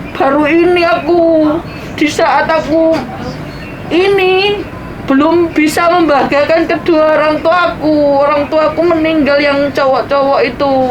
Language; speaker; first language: Indonesian; non-native, local second language; Javanese